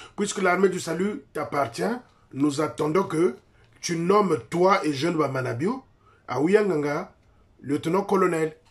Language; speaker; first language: French; non-native, local second language; Lingala